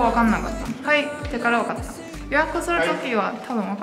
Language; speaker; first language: Japanese; non-native, learner; Chinese